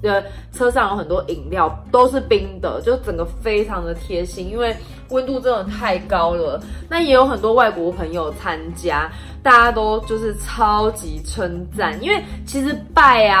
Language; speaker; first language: Chinese; native; Chinese